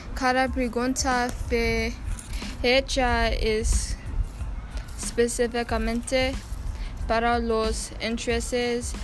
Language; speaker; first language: Spanish; non-native, learner; English